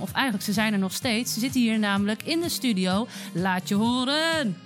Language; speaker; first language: Dutch; native; Dutch